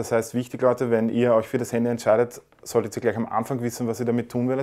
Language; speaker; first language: German; native; German